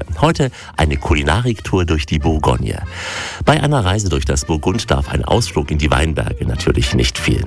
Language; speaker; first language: German; native; German